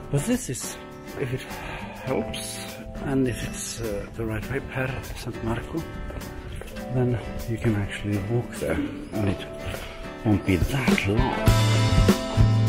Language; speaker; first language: English; non-native, fluent; Swedish